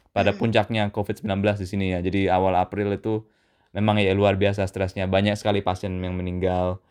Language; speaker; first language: Indonesian; early bilingual, other home language; English